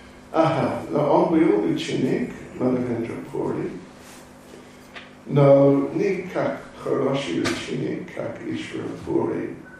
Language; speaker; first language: Russian; non-native, learner; English